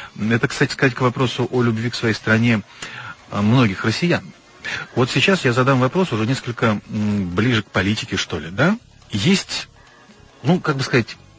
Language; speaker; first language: Russian; native; Russian